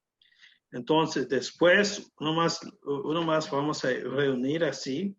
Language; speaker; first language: Spanish; non-native, learner; English